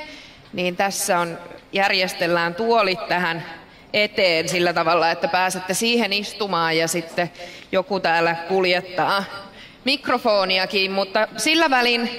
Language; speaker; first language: Finnish; native; Finnish